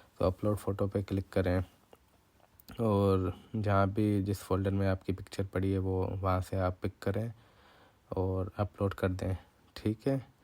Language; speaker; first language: Urdu; non-native, local second language; Punjabi